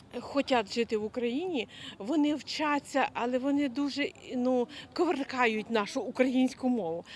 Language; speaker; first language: Ukrainian; non-native, local second language; Russian